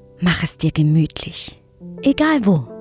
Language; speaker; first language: German; native; German